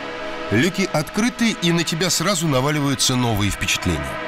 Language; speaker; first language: Russian; native; Russian